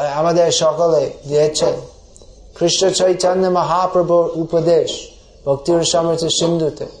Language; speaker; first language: Bangla; non-native, fluent; English